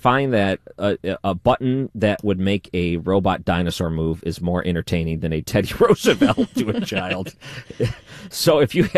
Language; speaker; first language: English; native; English